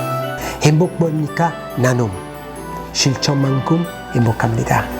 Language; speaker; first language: Korean; non-native, fluent; Italian